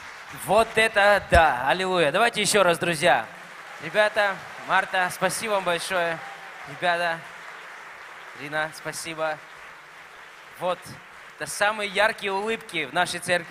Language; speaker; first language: Russian; native; Russian